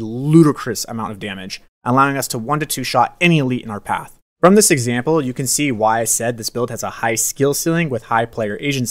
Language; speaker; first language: English; native; English